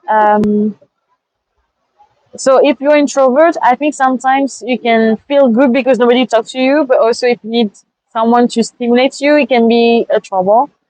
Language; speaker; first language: English; non-native, fluent; French